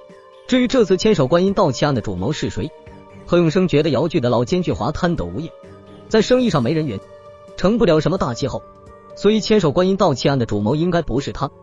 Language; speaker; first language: Chinese; native; Chinese